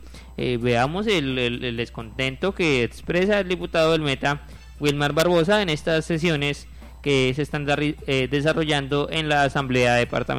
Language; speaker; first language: Spanish; native; Spanish